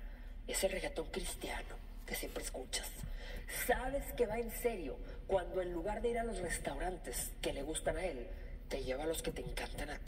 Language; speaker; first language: Spanish; native; Spanish